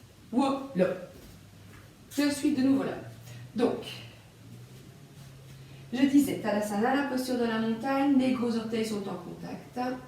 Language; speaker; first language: French; native; French